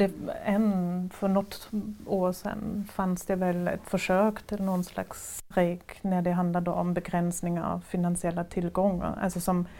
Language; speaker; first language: Swedish; non-native, fluent; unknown